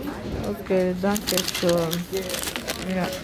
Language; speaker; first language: German; non-native, learner; Lingala